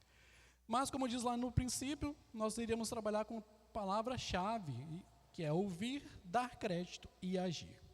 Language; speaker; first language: Portuguese; native; Portuguese